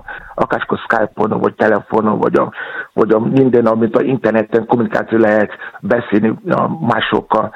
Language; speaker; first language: Hungarian; non-native, fluent; Yoruba